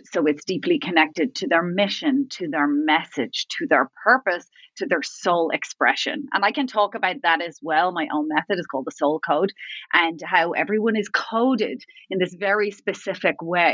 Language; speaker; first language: English; native; English